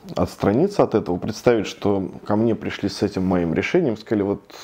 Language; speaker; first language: Russian; native; Russian